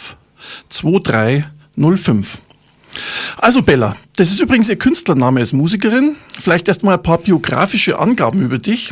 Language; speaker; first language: German; native; German